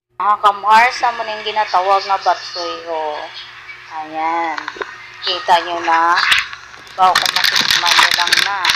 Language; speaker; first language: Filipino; non-native, local second language; Hiligaynon